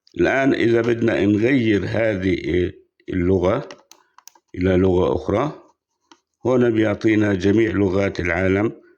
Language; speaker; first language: Arabic; native; Arabic